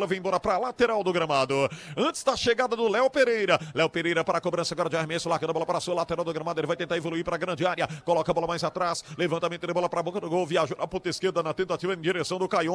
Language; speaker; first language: Portuguese; native; Portuguese